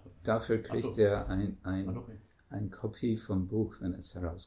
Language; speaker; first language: German; non-native, fluent; English